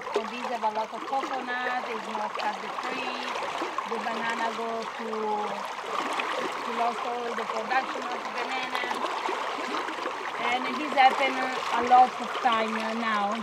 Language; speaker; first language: English; non-native, learner; Italian